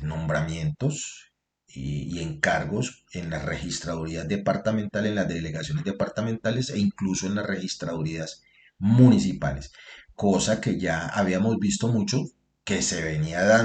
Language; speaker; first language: Spanish; native; Spanish